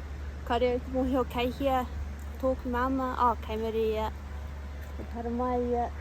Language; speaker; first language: Māori; non-native, local second language; English